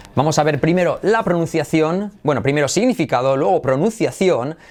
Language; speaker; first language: Spanish; native; Spanish